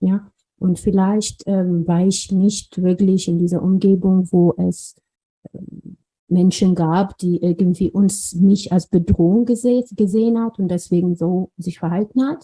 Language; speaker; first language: German; non-native, fluent; Amharic